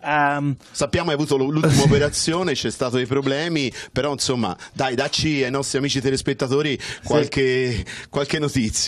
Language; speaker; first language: Italian; native; Italian